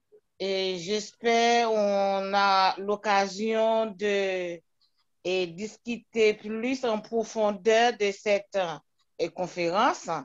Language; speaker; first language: French; non-native, local second language; Haitian Creole